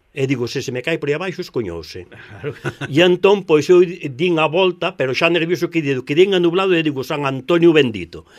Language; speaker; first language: Galician; native; Galician